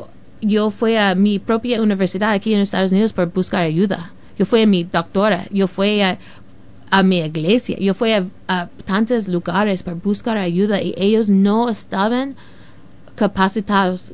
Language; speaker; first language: Spanish; non-native, learner; English